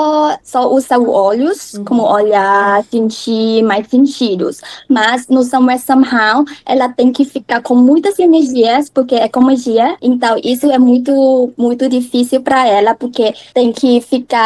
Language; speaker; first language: Portuguese; non-native, learner; Thai